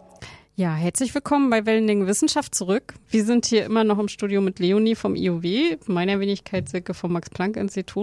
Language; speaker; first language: German; native; German